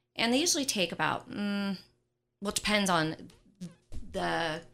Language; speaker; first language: English; native; English